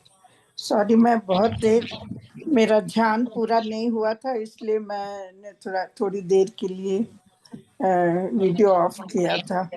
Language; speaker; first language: Hindi; non-native, learner; Nepali